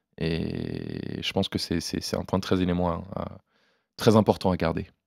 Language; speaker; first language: French; native; French